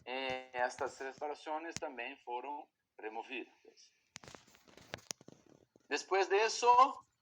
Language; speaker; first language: Spanish; non-native, fluent; Portuguese